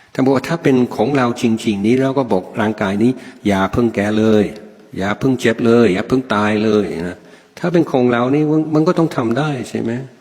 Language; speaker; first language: Thai; non-native, fluent; English